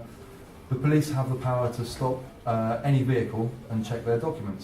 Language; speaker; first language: English; native; English